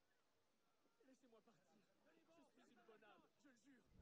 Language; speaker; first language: French; native; French